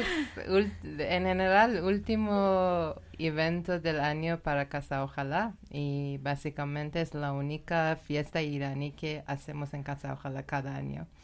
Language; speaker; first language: Spanish; non-native, learner; Persian